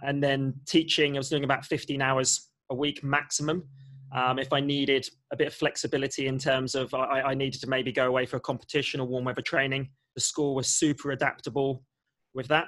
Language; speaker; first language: English; native; English